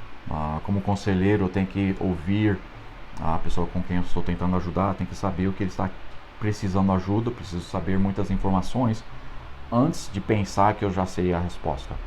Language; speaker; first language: Portuguese; non-native, fluent; English